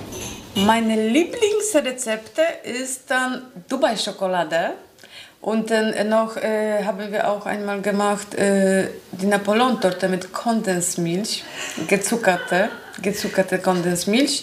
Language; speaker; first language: German; non-native, learner; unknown